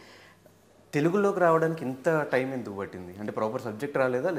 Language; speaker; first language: Telugu; native; Telugu